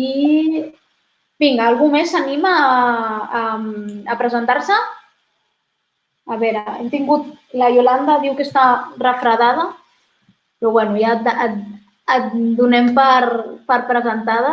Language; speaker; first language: Catalan; native; Catalan